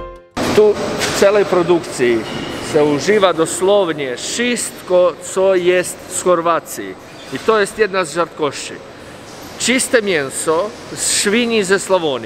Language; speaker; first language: Polish; non-native, fluent; Croatian